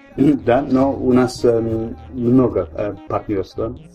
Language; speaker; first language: Russian; non-native, learner; English